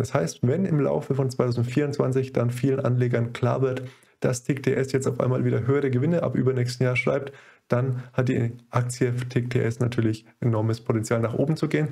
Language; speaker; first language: German; native; German